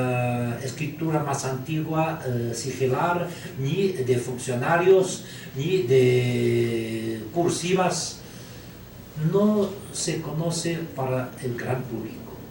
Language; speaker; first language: Spanish; non-native, learner; Chinese